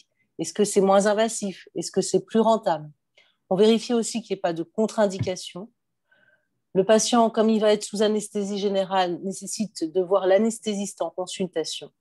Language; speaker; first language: French; native; French